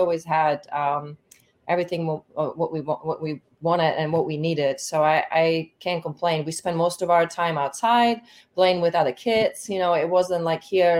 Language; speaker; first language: English; non-native, fluent; Czech